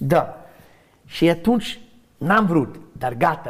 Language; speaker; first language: Romanian; non-native, learner; English